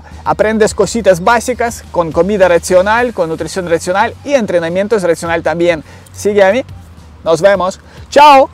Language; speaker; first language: Spanish; non-native, learner; Ukrainian